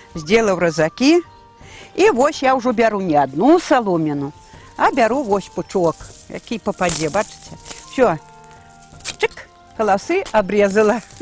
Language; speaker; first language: Belarusian; native; Belarusian